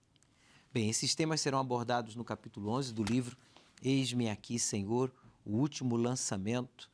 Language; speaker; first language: Portuguese; native; Portuguese